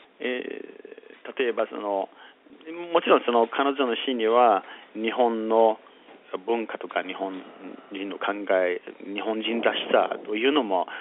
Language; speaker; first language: Japanese; non-native, fluent; Persian